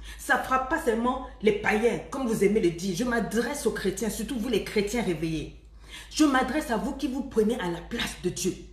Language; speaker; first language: French; native; French